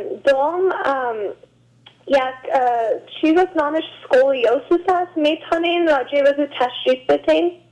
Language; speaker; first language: Persian; early bilingual, heritage; Persian